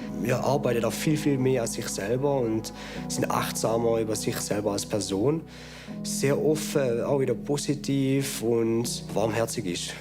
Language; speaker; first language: German; native; German